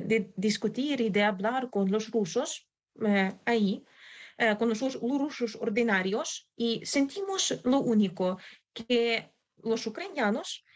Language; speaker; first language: Spanish; non-native, learner; Ukrainian